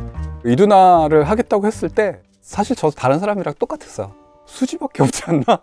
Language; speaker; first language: Korean; native; Korean